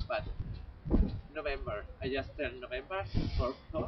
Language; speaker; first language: English; non-native, learner; Spanish